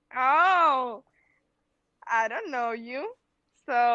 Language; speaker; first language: English; non-native, local second language; Spanish